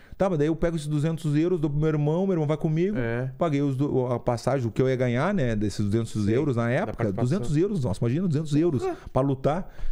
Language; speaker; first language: Portuguese; native; Portuguese